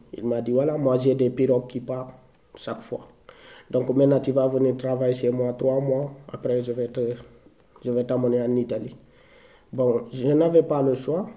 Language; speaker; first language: French; non-native, local second language; Fula